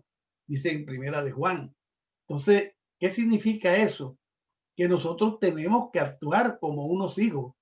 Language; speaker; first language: Spanish; native; Spanish